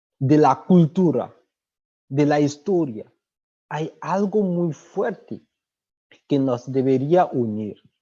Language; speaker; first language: Spanish; non-native, fluent; French